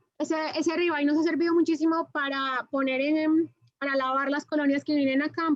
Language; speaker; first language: Spanish; native; Spanish